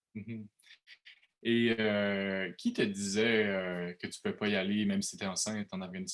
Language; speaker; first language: French; native; French